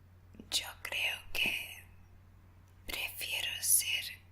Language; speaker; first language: Spanish; non-native, fluent; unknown